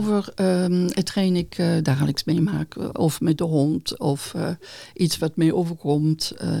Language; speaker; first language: Dutch; non-native, fluent; French